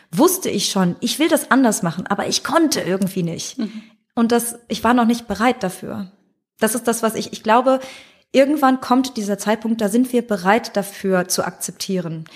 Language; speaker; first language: German; native; German